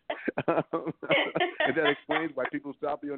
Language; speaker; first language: English; native; English